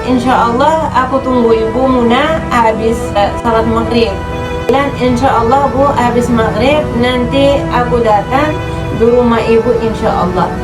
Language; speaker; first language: Indonesian; non-native, fluent; Arabic